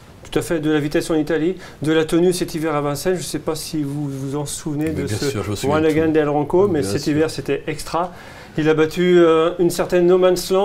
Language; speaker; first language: French; native; French